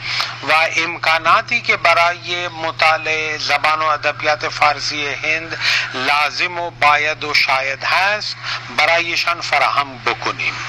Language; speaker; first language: Persian; non-native, fluent; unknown